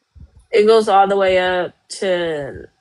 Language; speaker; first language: English; native; English